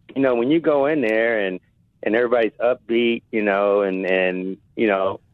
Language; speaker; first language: English; native; English